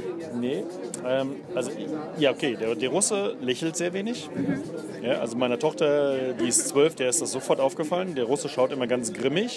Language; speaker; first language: German; native; German